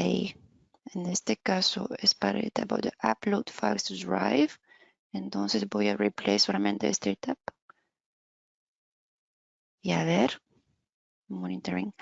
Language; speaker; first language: Spanish; non-native, fluent; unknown